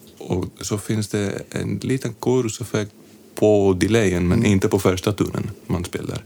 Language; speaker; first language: Swedish; non-native, fluent; Greek